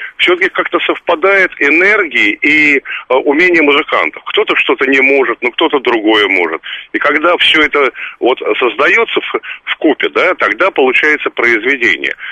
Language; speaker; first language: Russian; native; Russian